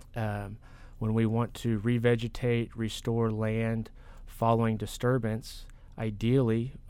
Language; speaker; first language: English; native; English